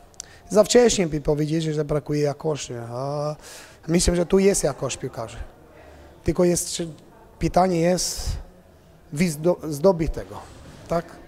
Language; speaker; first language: Polish; non-native, fluent; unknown